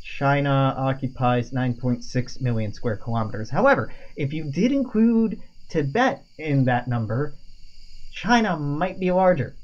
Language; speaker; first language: English; native; English